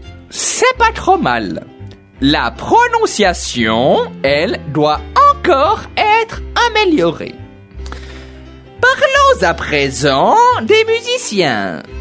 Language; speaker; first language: French; native; French